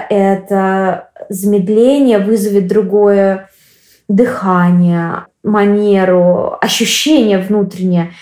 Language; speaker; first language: Russian; native; Russian